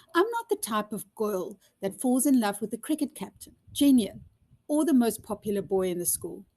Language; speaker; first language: English; non-native, local second language; Afrikaans